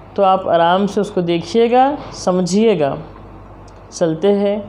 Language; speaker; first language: Hindi; non-native, local second language; Telugu